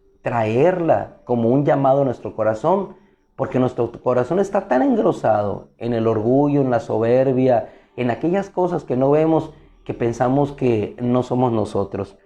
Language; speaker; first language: Spanish; native; Spanish